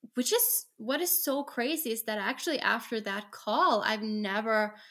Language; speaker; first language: English; non-native, fluent; Norwegian